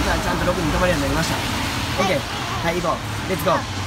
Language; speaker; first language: Japanese; native; Japanese